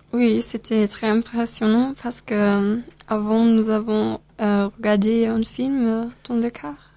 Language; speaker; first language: French; non-native, learner; German